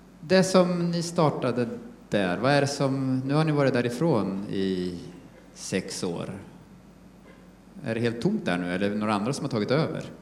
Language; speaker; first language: Swedish; native; Swedish